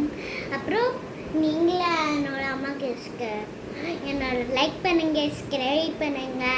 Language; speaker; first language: Tamil; non-native, local second language; Hindi